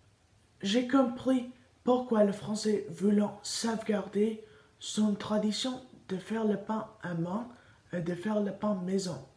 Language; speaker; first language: French; non-native, learner; Spanish